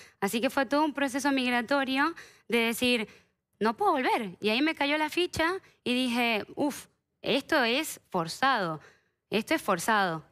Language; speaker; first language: Spanish; native; Spanish